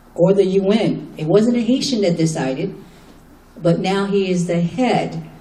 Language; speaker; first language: English; native; English